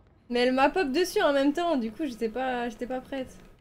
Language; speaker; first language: French; native; French